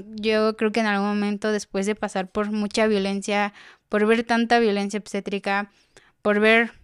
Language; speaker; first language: Spanish; native; Spanish